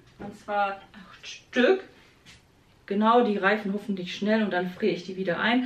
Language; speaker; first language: German; early bilingual, other home language; Polish